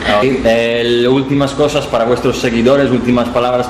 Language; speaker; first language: Spanish; non-native, fluent; Polish